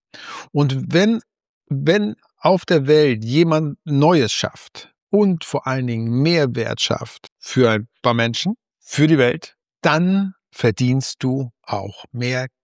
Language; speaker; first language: German; native; German